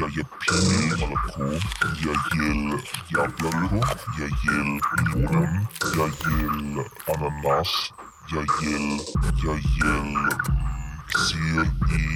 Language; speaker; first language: Russian; non-native, learner; German